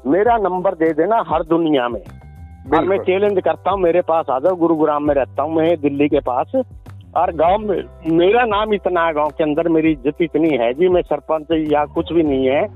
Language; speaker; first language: Hindi; native; Hindi